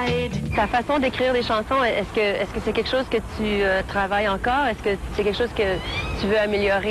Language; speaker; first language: French; native; French